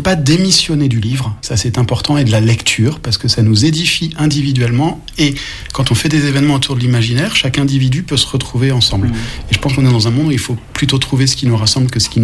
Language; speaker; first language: French; native; French